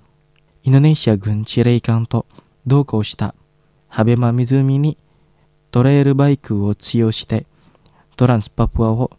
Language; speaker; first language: Japanese; non-native, fluent; Indonesian